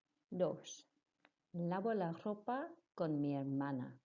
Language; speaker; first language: Spanish; non-native, fluent; English